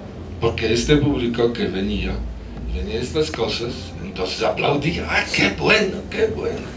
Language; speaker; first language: Spanish; non-native, fluent; Polish